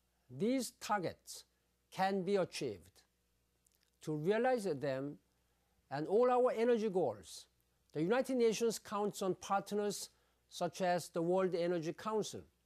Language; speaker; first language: English; non-native, fluent; Korean